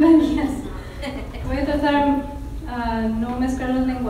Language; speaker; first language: Spanish; non-native, learner; English